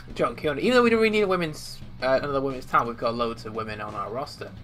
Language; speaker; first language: English; native; English